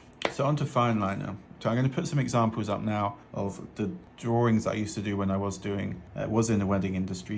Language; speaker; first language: English; native; English